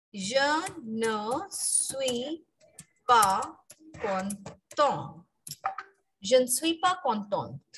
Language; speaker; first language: French; non-native, fluent; Hindi